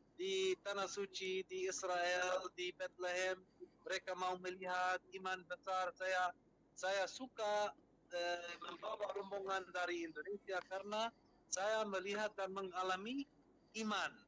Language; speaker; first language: Indonesian; non-native, fluent; Arabic